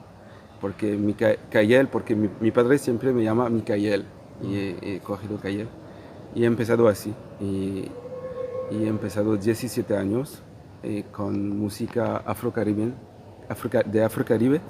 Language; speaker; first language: Spanish; non-native, fluent; Portuguese